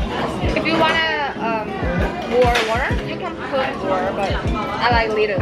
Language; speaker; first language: English; non-native, learner; Korean